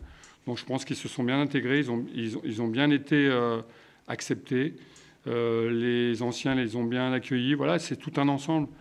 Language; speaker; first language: French; native; French